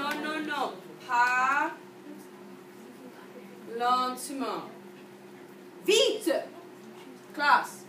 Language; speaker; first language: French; non-native, fluent; English